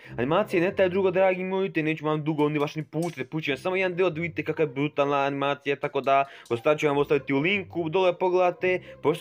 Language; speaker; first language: Serbian; native; Serbian